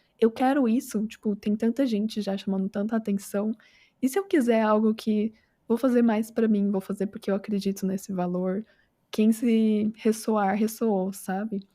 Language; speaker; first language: Portuguese; native; Portuguese